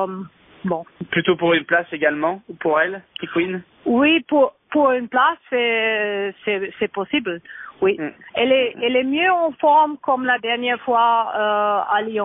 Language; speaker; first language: French; non-native, learner; German